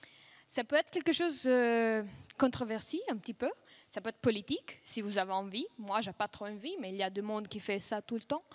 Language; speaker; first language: French; non-native, fluent; Russian